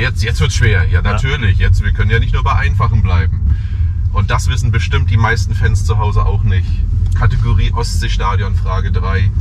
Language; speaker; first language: German; native; German